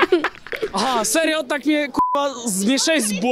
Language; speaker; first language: Polish; early bilingual, heritage; Polish